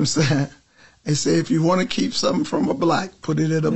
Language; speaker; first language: English; native; English